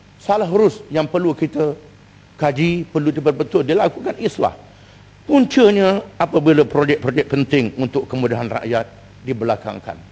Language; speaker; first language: Malay; native; Malay